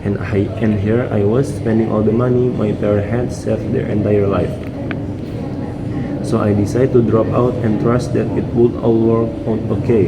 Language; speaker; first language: English; non-native, learner; Indonesian